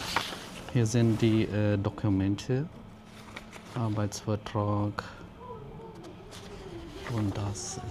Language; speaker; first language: German; non-native, learner; Filipino